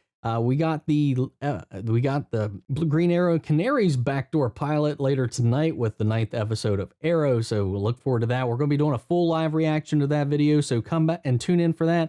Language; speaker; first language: English; native; English